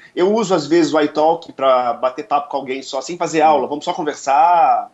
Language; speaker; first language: Portuguese; native; Portuguese